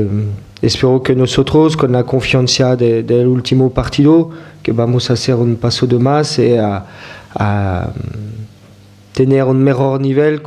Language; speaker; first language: Spanish; non-native, fluent; French